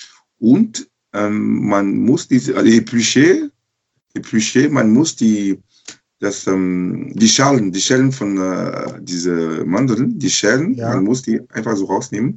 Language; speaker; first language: German; non-native, local second language; French